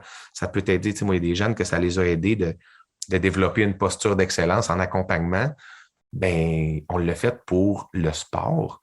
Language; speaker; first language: French; native; French